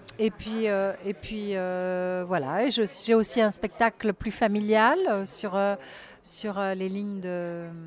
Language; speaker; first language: French; native; French